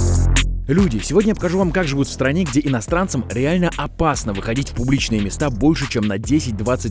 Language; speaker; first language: Russian; native; Russian